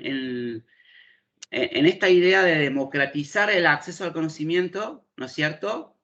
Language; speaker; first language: Spanish; native; Spanish